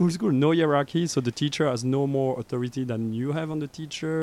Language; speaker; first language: English; non-native, fluent; French